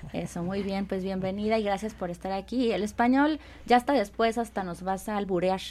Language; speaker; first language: Spanish; native; Spanish